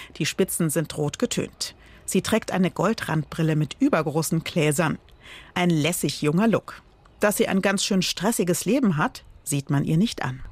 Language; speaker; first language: German; native; German